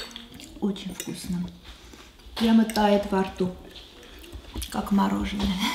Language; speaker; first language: Russian; non-native, fluent; Armenian